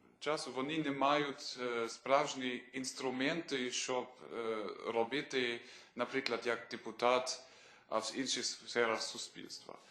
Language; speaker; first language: Ukrainian; non-native, fluent; German